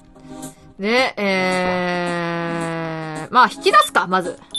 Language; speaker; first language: Japanese; native; Japanese